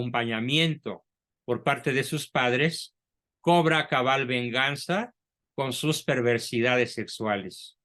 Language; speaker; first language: Spanish; native; Spanish